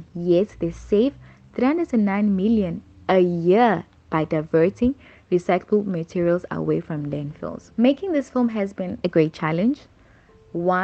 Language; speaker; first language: English; non-native, local second language; Zulu